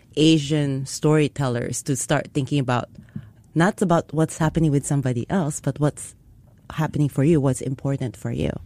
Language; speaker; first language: English; non-native, local second language; Filipino